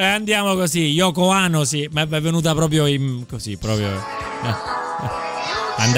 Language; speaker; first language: Italian; native; Italian